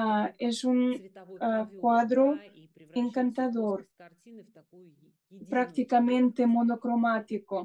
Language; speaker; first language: Spanish; non-native, fluent; Russian